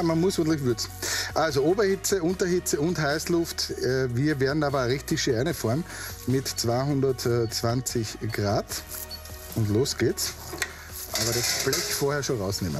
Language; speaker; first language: German; native; German